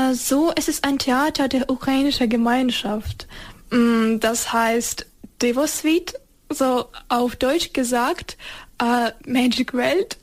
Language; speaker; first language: German; non-native, fluent; Ukrainian